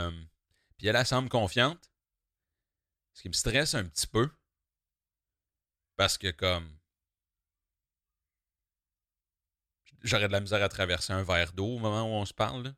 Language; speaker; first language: French; native; French